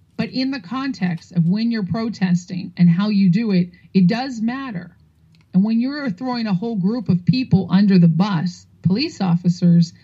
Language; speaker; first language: English; native; English